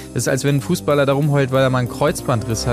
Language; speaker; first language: German; native; German